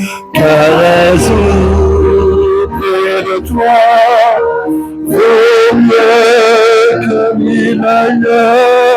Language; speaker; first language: French; native; French